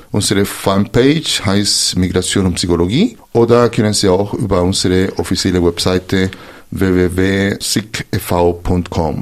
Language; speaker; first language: German; non-native, fluent; Spanish